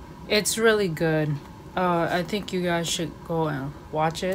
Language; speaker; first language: English; native; English